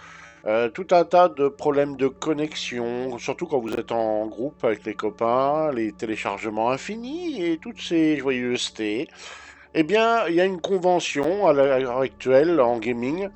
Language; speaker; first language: French; native; French